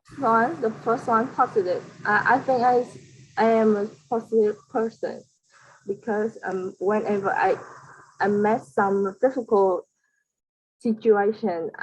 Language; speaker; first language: English; non-native, learner; Vietnamese